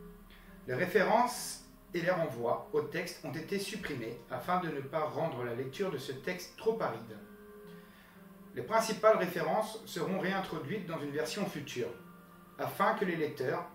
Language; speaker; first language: French; native; French